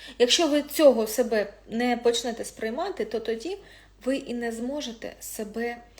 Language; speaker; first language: Ukrainian; non-native, local second language; Russian